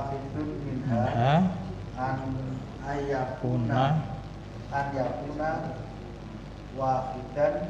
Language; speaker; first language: Arabic; non-native, learner; Indonesian